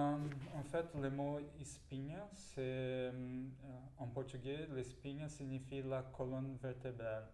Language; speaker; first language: French; non-native, fluent; Portuguese